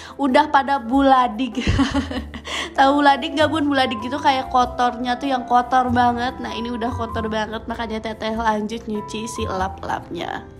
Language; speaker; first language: Indonesian; non-native, local second language; Sundanese